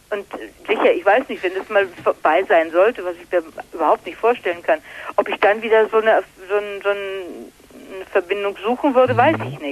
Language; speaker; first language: German; native; German